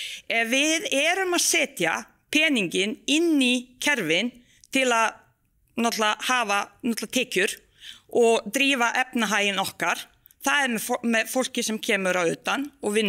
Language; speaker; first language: Icelandic; non-native, fluent; Bosnian